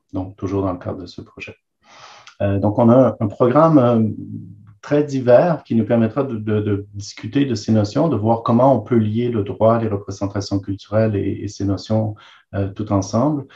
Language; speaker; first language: French; native; French